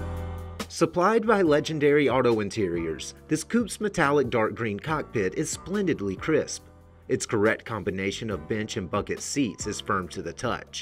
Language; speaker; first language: English; native; English